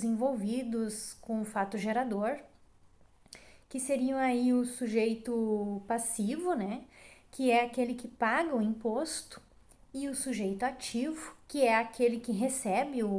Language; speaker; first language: Portuguese; native; Portuguese